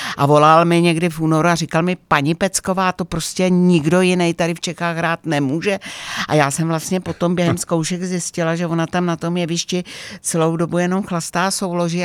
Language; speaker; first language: Czech; native; Czech